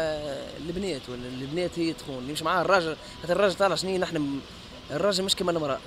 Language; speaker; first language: Arabic; native; Arabic